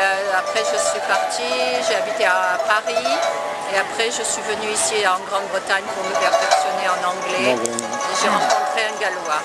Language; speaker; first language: French; native; French